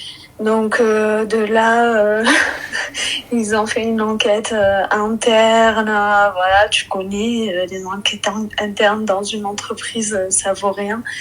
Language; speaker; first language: French; early bilingual, other home language; Arabic